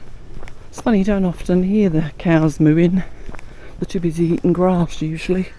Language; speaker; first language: English; native; English